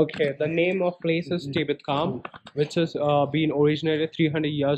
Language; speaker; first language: Hindi; native; Hindi